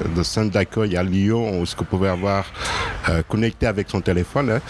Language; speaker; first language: French; non-native, fluent; Portuguese